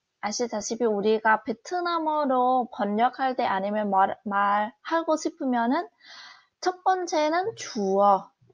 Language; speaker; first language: Korean; non-native, fluent; Vietnamese